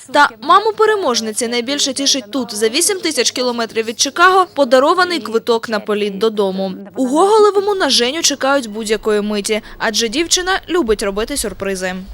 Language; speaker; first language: Ukrainian; native; Ukrainian